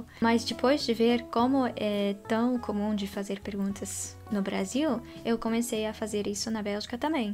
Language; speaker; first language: Portuguese; non-native, fluent; Dutch